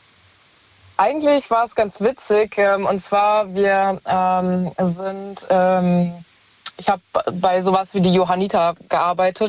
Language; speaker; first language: German; native; German